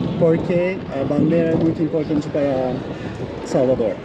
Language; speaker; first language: Portuguese; non-native, learner; Turkish